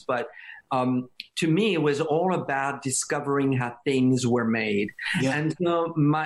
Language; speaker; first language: English; non-native, fluent; French